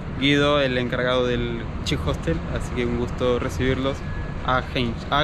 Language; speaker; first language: Spanish; native; Spanish